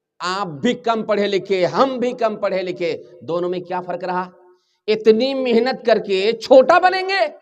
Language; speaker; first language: Urdu; native; Urdu